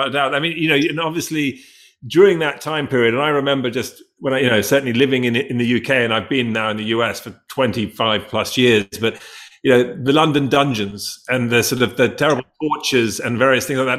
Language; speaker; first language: English; native; English